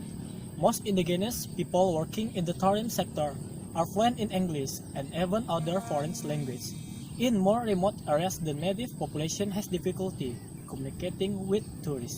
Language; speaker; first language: English; non-native, learner; Indonesian